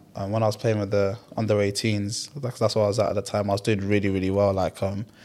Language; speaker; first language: English; early bilingual, other home language; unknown